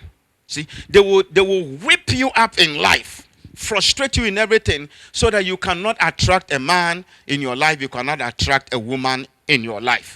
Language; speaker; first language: English; non-native, local second language; Akan